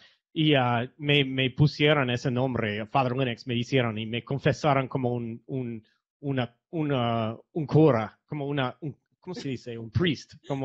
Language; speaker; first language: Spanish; non-native, fluent; English